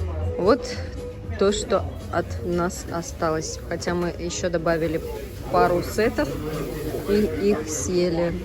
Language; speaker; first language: Russian; native; Russian